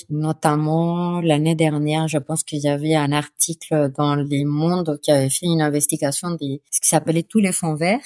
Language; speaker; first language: French; non-native, fluent; Spanish